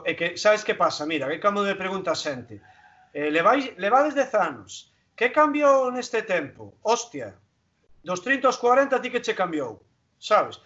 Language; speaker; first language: Galician; non-native, local second language; Spanish